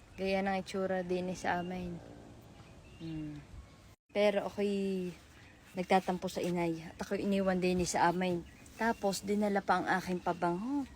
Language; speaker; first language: Filipino; native; Filipino